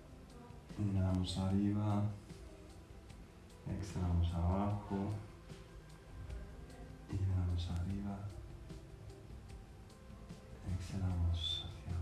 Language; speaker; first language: Spanish; non-native, fluent; English